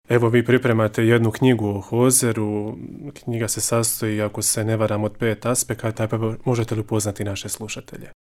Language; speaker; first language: Croatian; native; Croatian